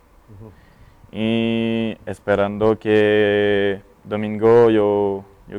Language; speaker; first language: Spanish; non-native, learner; French